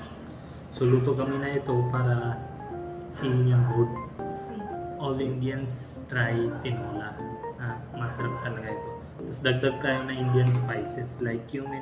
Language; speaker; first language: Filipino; non-native, learner; Punjabi